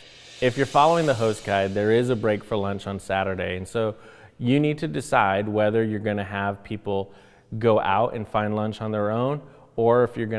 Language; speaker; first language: English; native; English